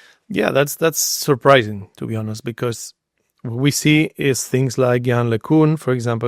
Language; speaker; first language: English; non-native, fluent; Spanish